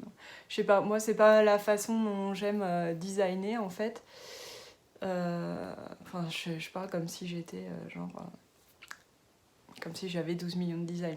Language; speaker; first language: French; native; French